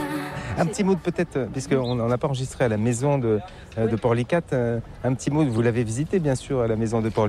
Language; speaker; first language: French; native; French